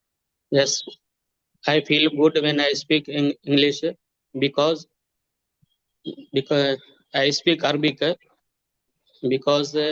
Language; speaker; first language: English; non-native, learner; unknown